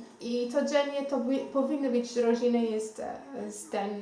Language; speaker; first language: Polish; non-native, learner; Xhosa